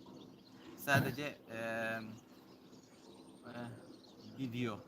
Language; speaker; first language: Turkish; non-native, learner; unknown